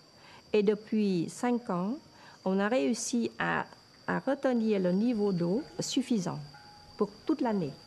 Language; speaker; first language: French; non-native, fluent; Vietnamese